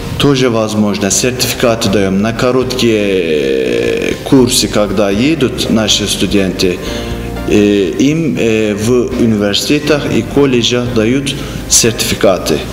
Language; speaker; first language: Russian; non-native, fluent; Turkish